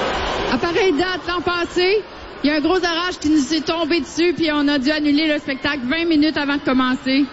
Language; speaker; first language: French; native; French